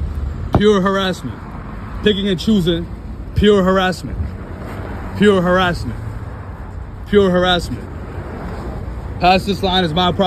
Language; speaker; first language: English; native; English